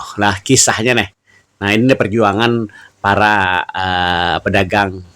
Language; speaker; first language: Indonesian; non-native, local second language; Banjar